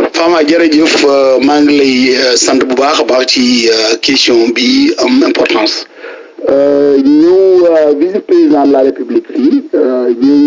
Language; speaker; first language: Wolof; non-native, local second language; Fula